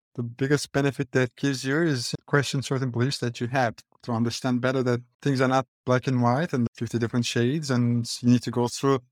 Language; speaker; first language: English; non-native, fluent; Turkish